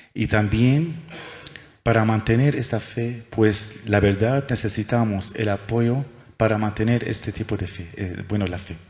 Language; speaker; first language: Spanish; non-native, fluent; Arabic